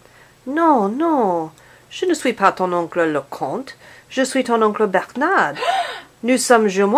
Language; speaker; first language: French; non-native, learner; English